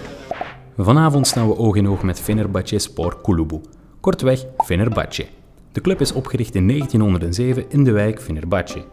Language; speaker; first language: Dutch; native; Dutch